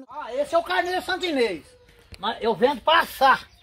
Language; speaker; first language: Portuguese; native; Portuguese